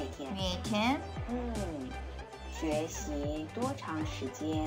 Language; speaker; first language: Chinese; non-native, fluent; Japanese